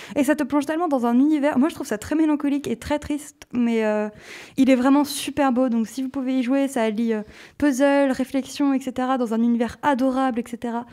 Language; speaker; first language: French; native; French